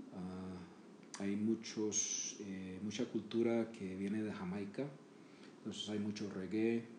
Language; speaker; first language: Spanish; native; Spanish